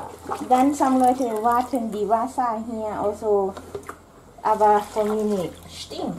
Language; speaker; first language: German; non-native, learner; Thai